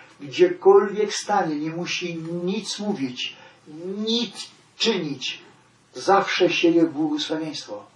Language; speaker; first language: Polish; native; Polish